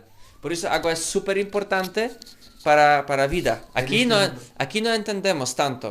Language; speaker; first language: Spanish; non-native, learner; Polish